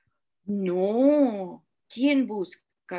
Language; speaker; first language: Spanish; non-native, fluent; Russian